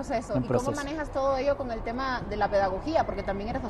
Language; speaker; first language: Spanish; native; Spanish